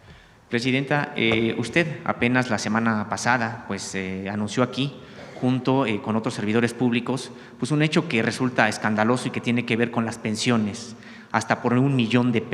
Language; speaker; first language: Spanish; native; Spanish